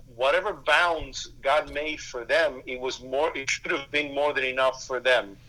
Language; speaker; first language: English; early bilingual, other home language; Spanish